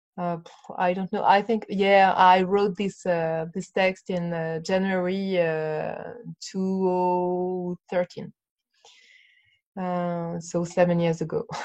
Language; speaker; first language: English; non-native, learner; French